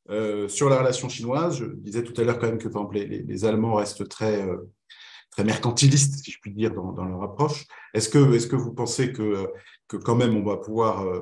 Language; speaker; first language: French; native; French